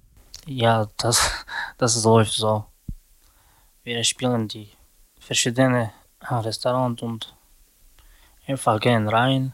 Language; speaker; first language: German; non-native, learner; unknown